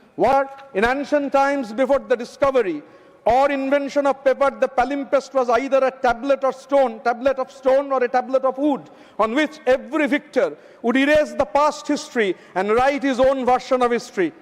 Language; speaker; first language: English; non-native, local second language; Bangla